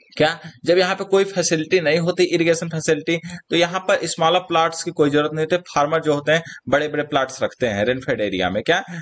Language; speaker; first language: Hindi; native; Hindi